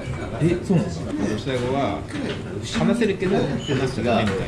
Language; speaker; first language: Japanese; native; Japanese